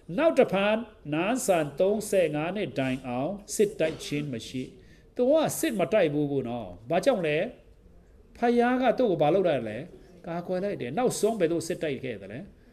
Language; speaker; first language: Burmese; non-native, local second language; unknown